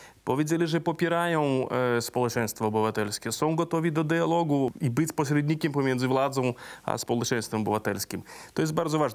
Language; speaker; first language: Polish; non-native, fluent; Belarusian